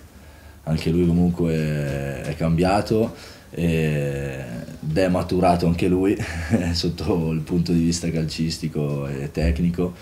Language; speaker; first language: Italian; native; Italian